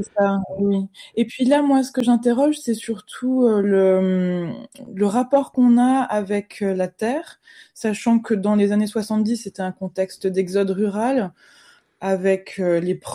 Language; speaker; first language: French; native; French